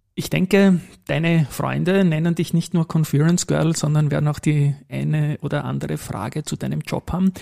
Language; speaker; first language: German; native; German